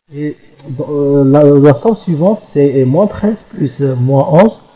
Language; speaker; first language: French; non-native, local second language; Arabic